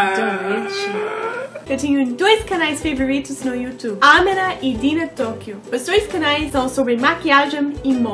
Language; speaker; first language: Portuguese; non-native, fluent; English